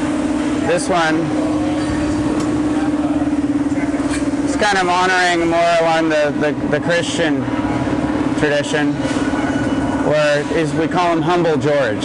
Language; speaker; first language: English; native; English